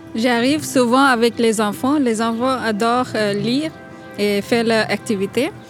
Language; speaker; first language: French; non-native, learner; Bangla